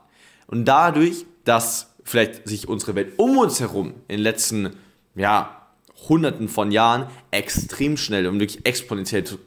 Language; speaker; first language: German; native; German